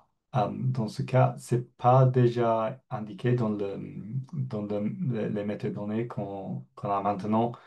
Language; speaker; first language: French; non-native, fluent; English